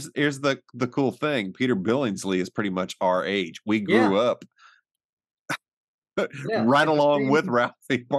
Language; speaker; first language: English; native; English